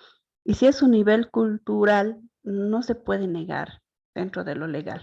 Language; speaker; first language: Spanish; native; Spanish